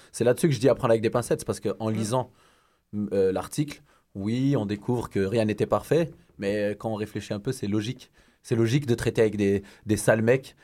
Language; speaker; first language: French; native; French